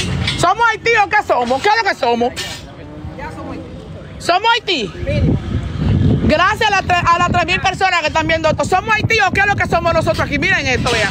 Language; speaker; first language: Spanish; native; Spanish